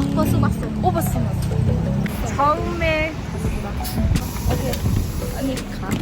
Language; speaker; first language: Korean; non-native, learner; Thai